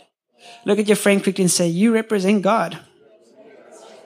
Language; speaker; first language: English; native; English